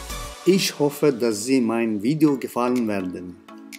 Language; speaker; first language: German; non-native, learner; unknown